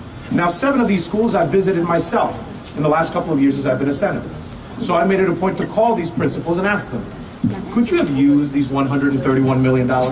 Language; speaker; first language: English; native; English